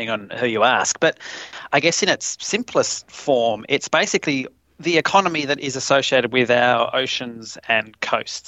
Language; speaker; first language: English; native; English